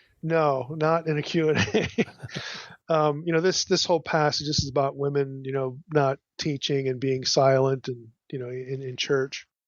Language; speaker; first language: English; native; English